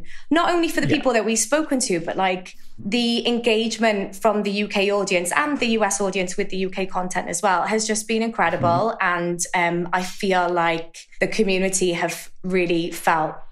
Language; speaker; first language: English; native; English